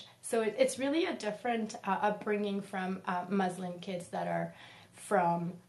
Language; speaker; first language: English; non-native, fluent; French